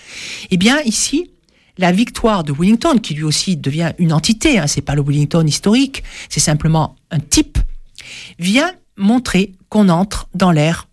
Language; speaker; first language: French; native; French